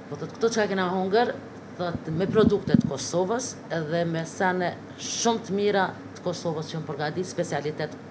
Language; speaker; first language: Albanian; native; Albanian